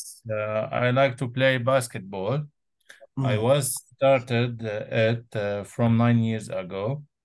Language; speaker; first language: English; non-native, learner; Arabic